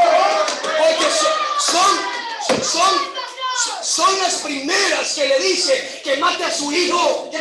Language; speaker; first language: Spanish; native; Spanish